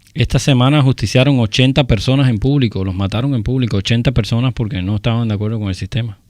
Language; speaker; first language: Spanish; native; Spanish